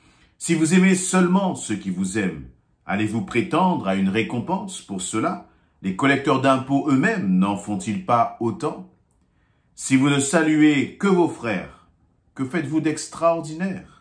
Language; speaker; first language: French; native; French